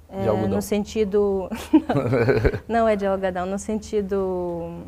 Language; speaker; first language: Portuguese; non-native, fluent; Russian